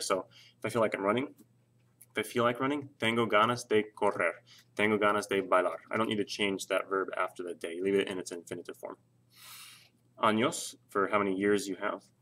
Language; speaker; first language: English; native; English